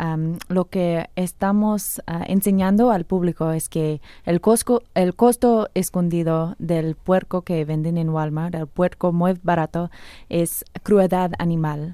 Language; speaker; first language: Spanish; non-native, fluent; English